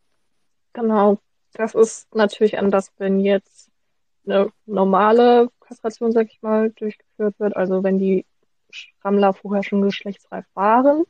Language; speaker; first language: German; native; German